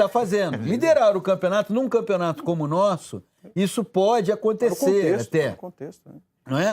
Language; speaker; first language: Portuguese; native; Portuguese